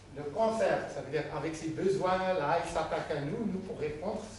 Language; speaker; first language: French; non-native, local second language; Arabic